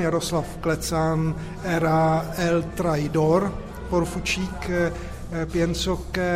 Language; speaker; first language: Spanish; non-native, fluent; Czech